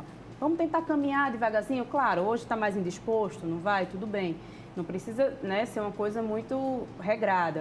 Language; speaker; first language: Portuguese; native; Portuguese